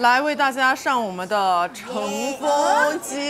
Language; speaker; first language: Chinese; native; Chinese